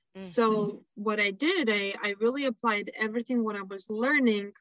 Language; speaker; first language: English; non-native, fluent; Lithuanian